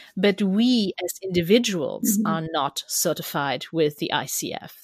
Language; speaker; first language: English; non-native, fluent; German